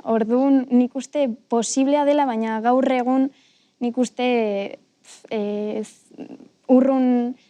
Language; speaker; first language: Basque; non-native, local second language; Spanish